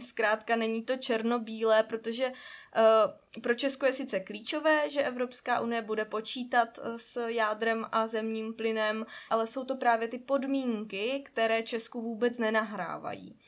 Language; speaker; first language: Czech; native; Czech